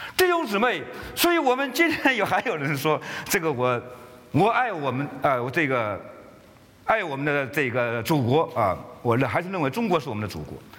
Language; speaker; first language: Chinese; native; Chinese